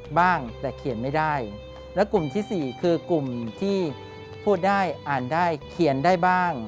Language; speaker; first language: Thai; native; Thai